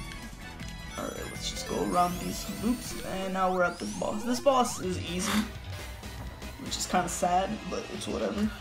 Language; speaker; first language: English; native; English